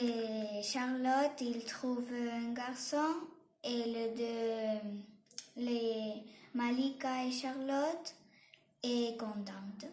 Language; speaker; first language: French; non-native, learner; Catalan